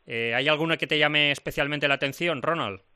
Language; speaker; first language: Spanish; native; Spanish